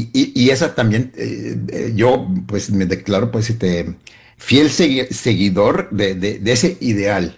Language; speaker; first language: Spanish; early bilingual, other home language; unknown